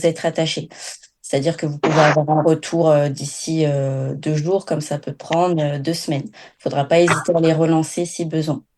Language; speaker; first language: French; native; French